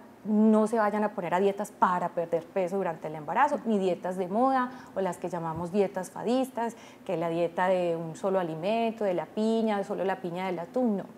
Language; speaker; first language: Spanish; native; Spanish